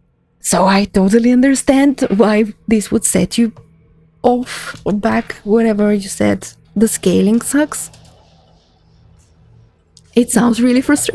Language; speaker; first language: English; non-native, fluent; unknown